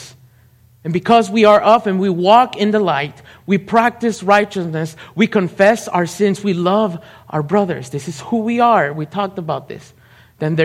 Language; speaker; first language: English; non-native, fluent; Spanish